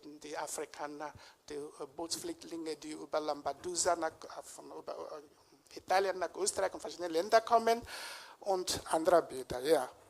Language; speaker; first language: German; non-native, fluent; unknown